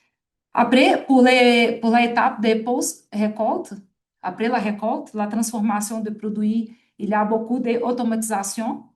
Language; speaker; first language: French; non-native, fluent; Portuguese